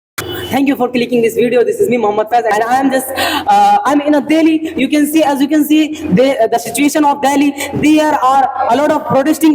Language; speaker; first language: English; non-native, learner; Hindi